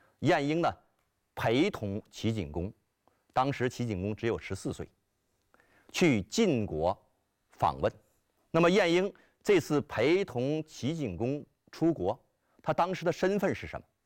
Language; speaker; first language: Chinese; native; Chinese